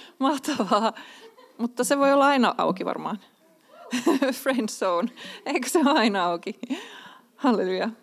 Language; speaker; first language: Finnish; non-native, local second language; Swedish